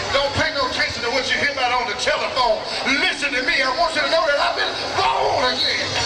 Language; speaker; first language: English; native; English